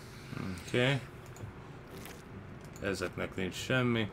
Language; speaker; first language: Hungarian; early bilingual, heritage; Hungarian